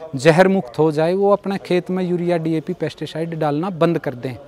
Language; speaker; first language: Hindi; native; Hindi